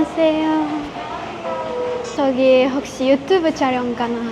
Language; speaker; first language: Korean; non-native, learner; Japanese